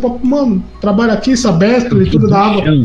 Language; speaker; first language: Portuguese; native; Portuguese